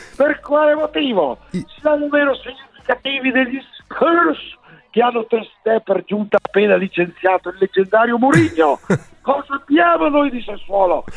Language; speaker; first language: Italian; native; Italian